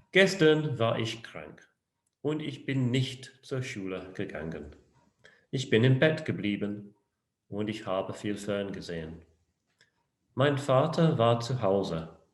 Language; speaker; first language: German; non-native, fluent; English